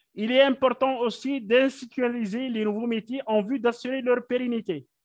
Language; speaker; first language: French; non-native, local second language; Arabic